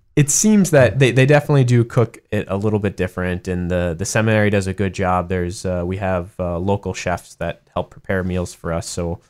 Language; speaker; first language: English; native; English